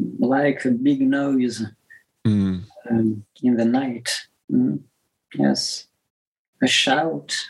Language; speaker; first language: English; non-native, learner; French